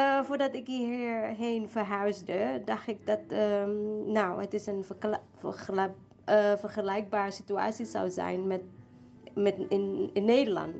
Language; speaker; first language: Dutch; non-native, fluent; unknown